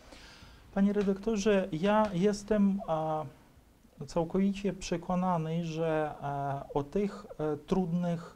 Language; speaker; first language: Polish; non-native, fluent; Ukrainian